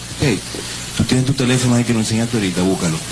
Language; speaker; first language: Spanish; native; Spanish